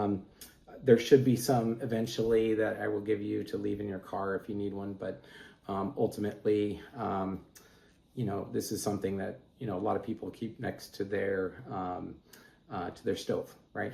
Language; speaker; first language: English; native; English